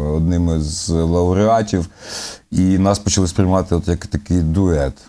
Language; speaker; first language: Ukrainian; native; Ukrainian